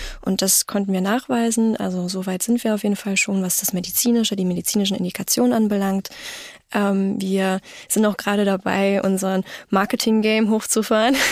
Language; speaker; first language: German; native; German